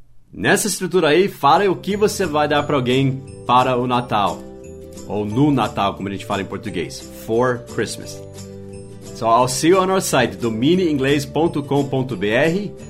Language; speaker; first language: Portuguese; non-native, fluent; English